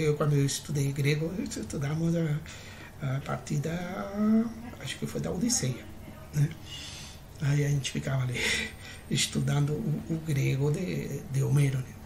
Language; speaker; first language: Portuguese; non-native, fluent; Spanish